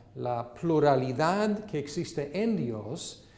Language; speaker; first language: Spanish; non-native, fluent; English